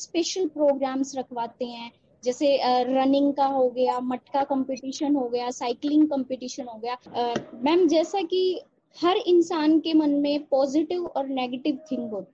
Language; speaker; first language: Hindi; native; Hindi